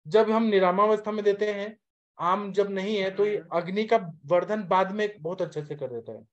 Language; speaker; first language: Hindi; native; Hindi